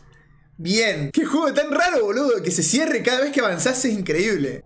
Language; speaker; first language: Spanish; native; Spanish